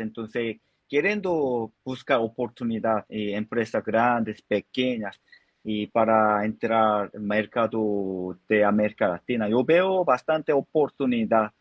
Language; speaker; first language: Spanish; non-native, fluent; Korean